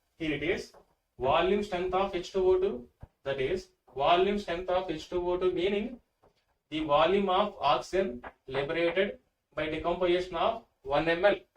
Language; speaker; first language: English; non-native, local second language; Telugu